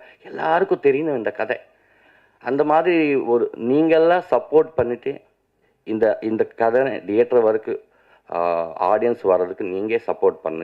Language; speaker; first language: Tamil; non-native, learner; Telugu